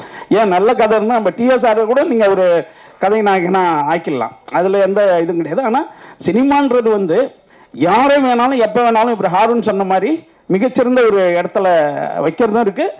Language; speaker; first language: Tamil; native; Tamil